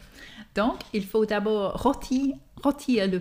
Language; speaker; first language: French; non-native, fluent; English